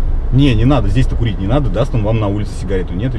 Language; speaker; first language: Russian; native; Russian